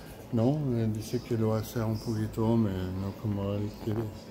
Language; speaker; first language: Spanish; non-native, learner; French